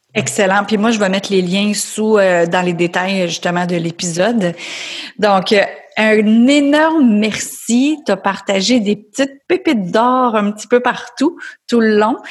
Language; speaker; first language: French; native; French